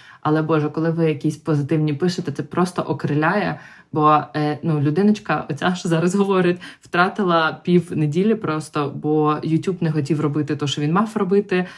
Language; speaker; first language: Ukrainian; non-native, local second language; Russian